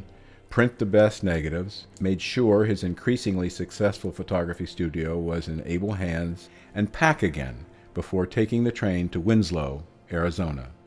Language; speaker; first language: English; native; English